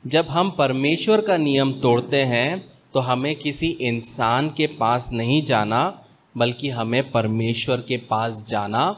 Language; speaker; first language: Hindi; native; Hindi